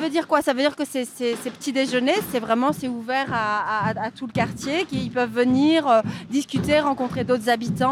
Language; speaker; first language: French; native; French